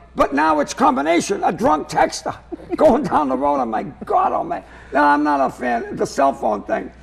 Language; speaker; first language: English; native; English